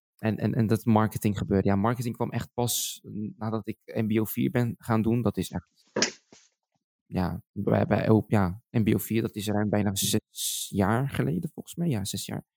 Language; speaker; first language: Dutch; native; Dutch